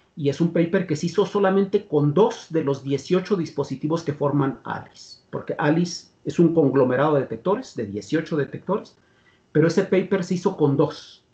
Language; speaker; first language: Spanish; native; Spanish